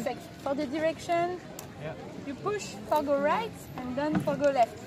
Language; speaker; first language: English; non-native, learner; French